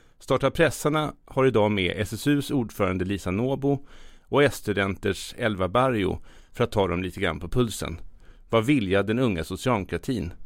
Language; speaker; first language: Swedish; native; Swedish